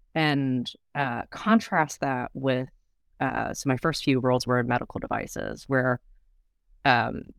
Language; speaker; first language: English; native; English